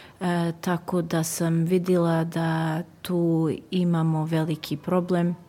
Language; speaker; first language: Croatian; early bilingual, heritage; Serbian